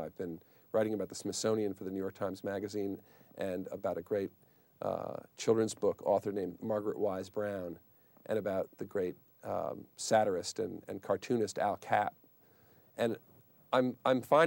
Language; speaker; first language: English; native; English